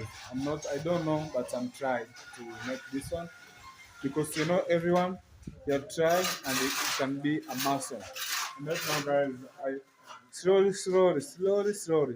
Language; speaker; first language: English; non-native, learner; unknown